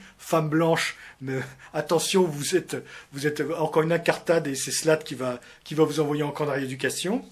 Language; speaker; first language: French; native; French